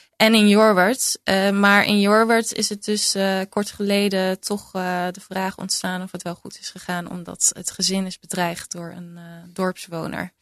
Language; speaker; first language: Dutch; native; Dutch